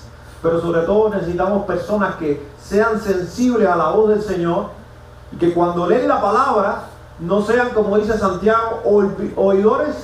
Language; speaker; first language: Spanish; native; Spanish